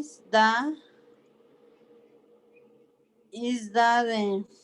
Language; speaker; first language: English; non-native, learner; Spanish